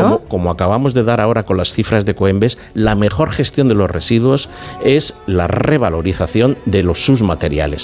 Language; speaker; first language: Spanish; native; Spanish